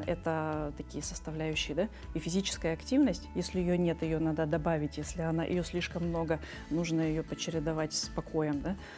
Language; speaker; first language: Russian; native; Russian